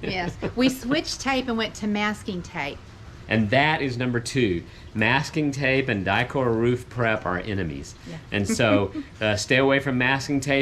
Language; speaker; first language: English; native; English